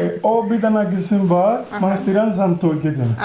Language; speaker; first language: Turkish; non-native, learner; Spanish